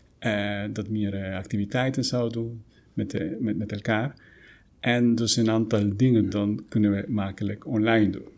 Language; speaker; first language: Dutch; non-native, fluent; Spanish